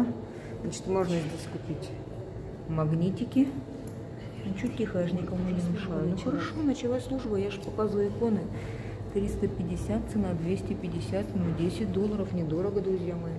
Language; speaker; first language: Russian; native; Russian